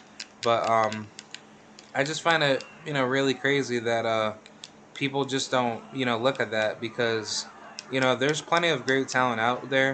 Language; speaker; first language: English; native; English